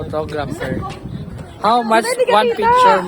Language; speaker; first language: English; non-native, learner; Filipino